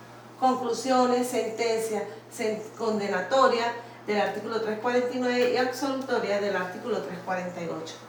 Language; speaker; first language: Spanish; native; Spanish